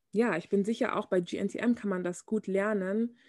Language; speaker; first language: German; native; German